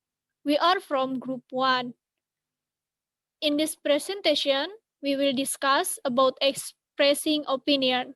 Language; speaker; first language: English; non-native, learner; Indonesian